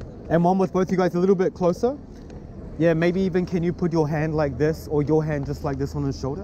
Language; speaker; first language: English; native; English